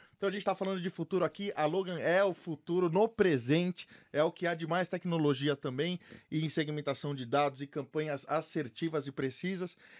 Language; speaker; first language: Portuguese; native; Portuguese